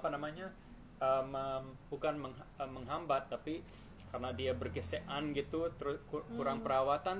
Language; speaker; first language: Indonesian; non-native, fluent; English